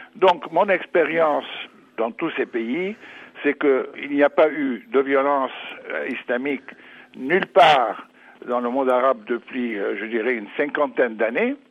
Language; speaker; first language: French; non-native, fluent; English